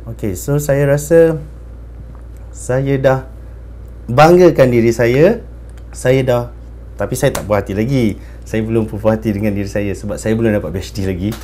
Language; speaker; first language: Malay; native; Malay